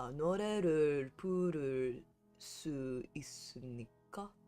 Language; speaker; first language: Korean; non-native, learner; English